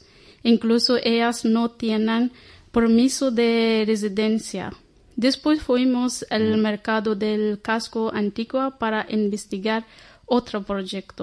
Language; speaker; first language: Spanish; non-native, learner; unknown